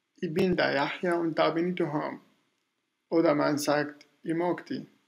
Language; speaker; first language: German; non-native, fluent; Arabic